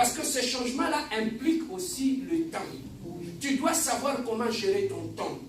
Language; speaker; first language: French; non-native, local second language; Lingala